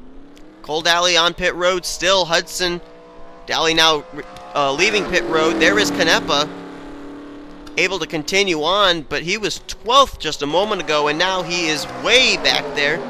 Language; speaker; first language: English; native; English